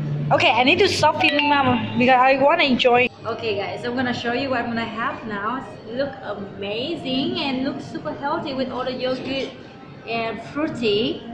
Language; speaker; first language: English; non-native, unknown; Vietnamese